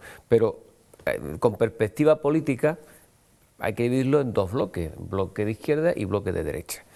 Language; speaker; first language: Spanish; native; Spanish